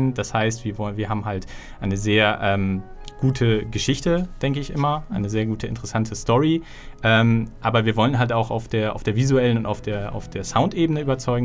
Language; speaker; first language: German; native; German